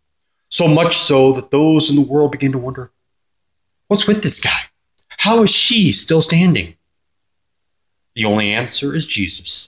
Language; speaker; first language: English; native; English